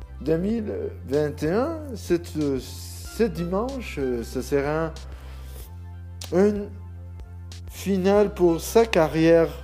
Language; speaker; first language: French; non-native, learner; Spanish